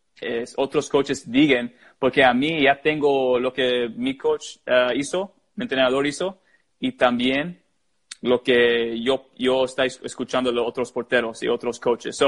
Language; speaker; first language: Spanish; early bilingual, heritage; English